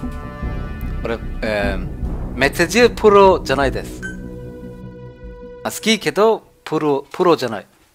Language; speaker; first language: Japanese; non-native, learner; German